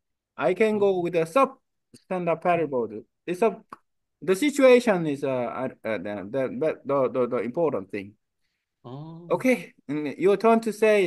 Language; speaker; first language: English; non-native, learner; Korean